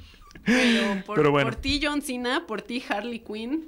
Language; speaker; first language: Spanish; native; Spanish